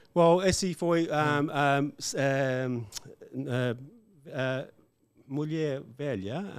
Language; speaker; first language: Portuguese; non-native, learner; English